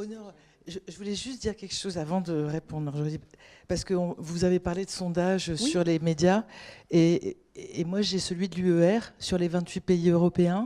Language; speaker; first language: French; native; French